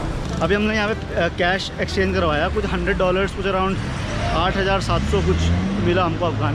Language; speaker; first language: Hindi; native; Hindi